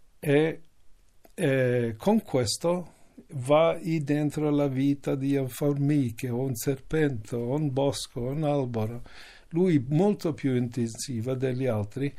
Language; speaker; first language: Italian; non-native, learner; Norwegian